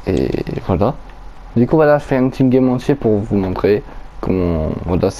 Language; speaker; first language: French; native; French